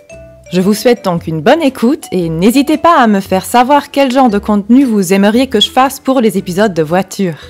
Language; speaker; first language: French; non-native, local second language; Luxembourgish